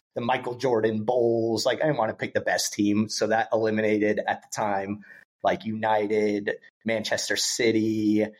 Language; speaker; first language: English; native; English